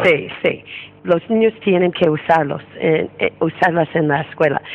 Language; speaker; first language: Spanish; non-native, fluent; English